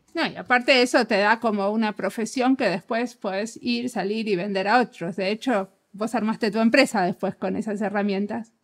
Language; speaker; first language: Spanish; native; Spanish